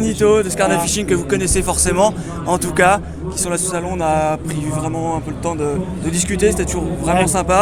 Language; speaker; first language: French; native; French